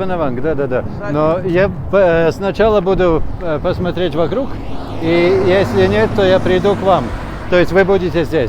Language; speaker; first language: Russian; non-native, fluent; Latvian